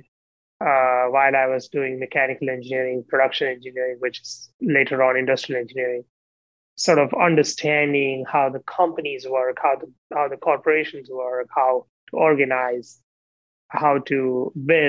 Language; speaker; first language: English; non-native, local second language; Gujarati